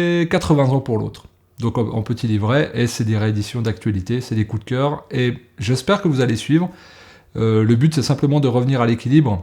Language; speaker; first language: French; native; French